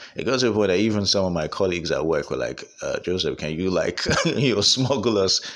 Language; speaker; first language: English; non-native, local second language; Igbo